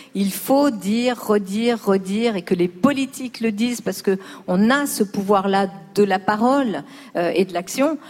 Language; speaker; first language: French; early bilingual, other home language; Spanish